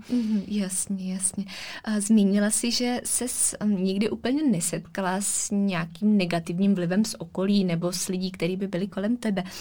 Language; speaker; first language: Czech; native; Czech